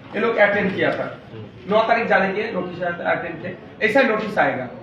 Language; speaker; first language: Hindi; non-native, local second language; Bangla